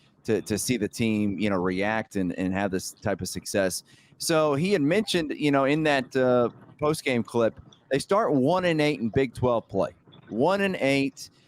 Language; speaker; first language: English; native; English